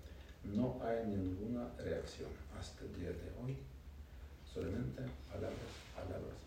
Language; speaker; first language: Spanish; non-native, learner; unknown